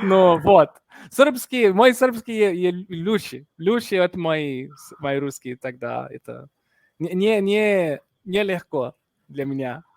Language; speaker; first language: Russian; non-native, learner; Portuguese